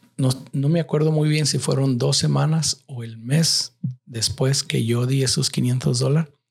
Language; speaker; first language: Spanish; native; Spanish